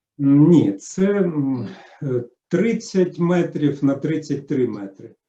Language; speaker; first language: Ukrainian; native; Ukrainian